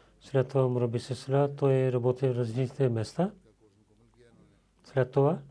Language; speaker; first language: Bulgarian; non-native, learner; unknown